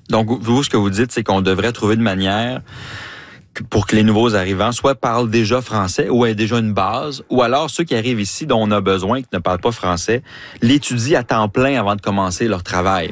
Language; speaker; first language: French; native; French